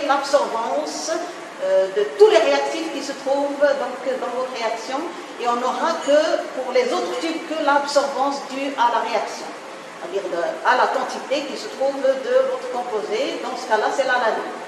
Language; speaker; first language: French; non-native, local second language; Arabic